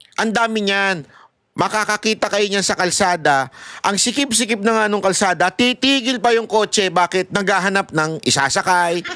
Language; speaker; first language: Filipino; native; Filipino